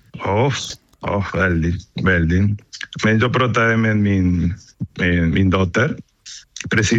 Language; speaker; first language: Swedish; non-native, learner; Spanish